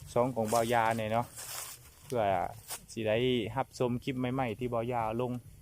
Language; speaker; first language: Thai; native; Thai